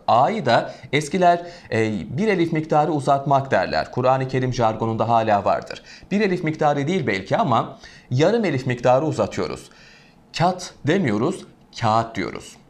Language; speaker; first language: Turkish; native; Turkish